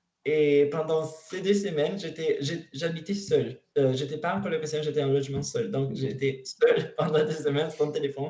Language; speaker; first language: French; non-native, learner; Italian